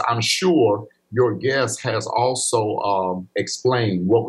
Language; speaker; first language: English; native; English